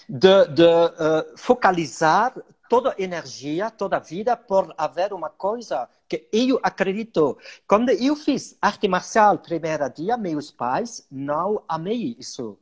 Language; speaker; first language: Portuguese; non-native, learner; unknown